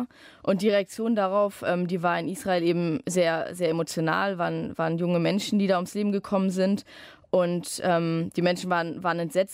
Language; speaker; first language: German; native; German